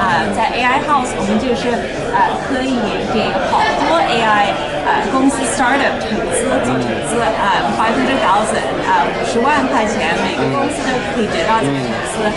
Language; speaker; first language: Chinese; early bilingual, heritage; Chinese